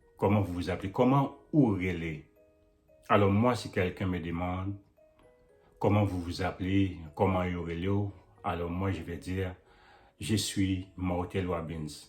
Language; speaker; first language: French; non-native, local second language; Haitian Creole